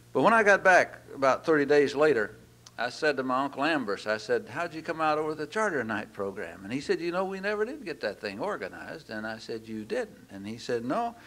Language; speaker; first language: English; native; English